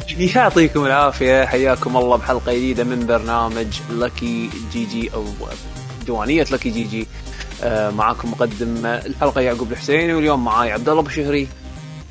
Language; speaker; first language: Arabic; native; Arabic